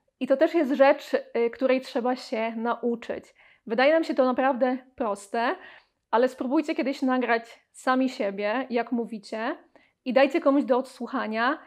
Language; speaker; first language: Polish; native; Polish